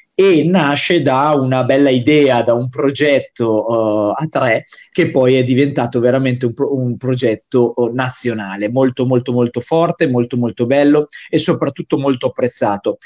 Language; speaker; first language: Italian; native; Italian